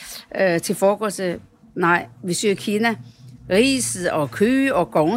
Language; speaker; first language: Danish; non-native, learner; Chinese